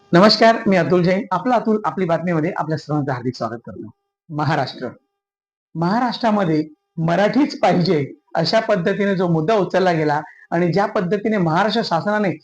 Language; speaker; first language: Marathi; native; Marathi